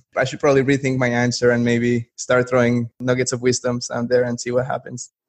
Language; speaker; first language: English; non-native, fluent; Spanish